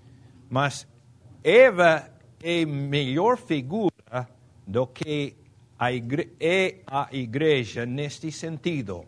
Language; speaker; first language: Portuguese; non-native, fluent; Spanish